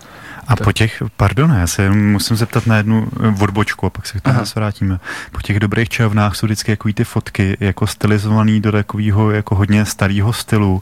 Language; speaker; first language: Czech; native; Czech